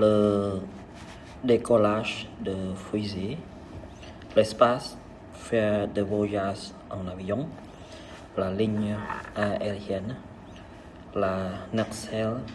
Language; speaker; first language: French; non-native, learner; Vietnamese